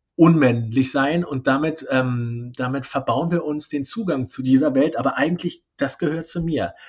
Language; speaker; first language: German; native; German